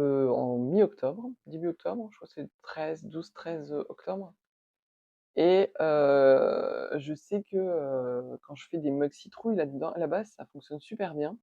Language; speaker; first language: French; native; French